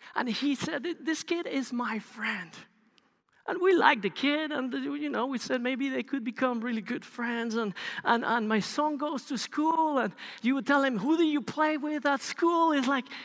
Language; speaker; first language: English; non-native, fluent; Spanish